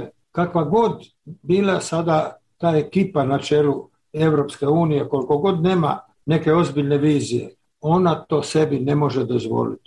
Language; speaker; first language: Serbian; native; Serbian